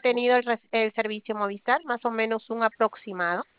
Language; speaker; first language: Spanish; native; Spanish